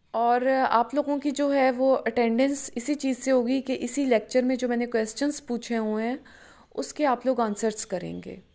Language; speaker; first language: Urdu; non-native, local second language; Punjabi